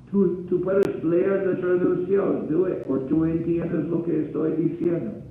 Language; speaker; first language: Spanish; non-native, fluent; English